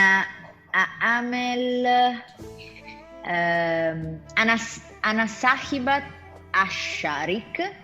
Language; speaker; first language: Arabic; non-native, learner; Italian